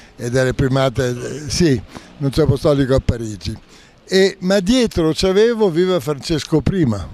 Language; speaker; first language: Italian; native; Italian